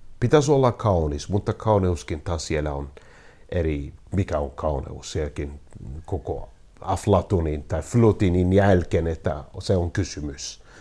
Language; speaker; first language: Finnish; non-native, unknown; Kurdish